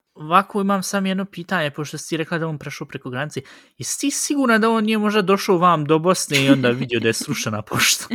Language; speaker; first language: Bosnian; early bilingual, heritage; Bosnian